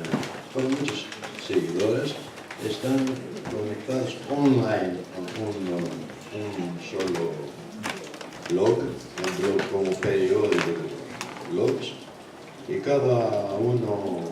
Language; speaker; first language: Spanish; non-native, learner; Greek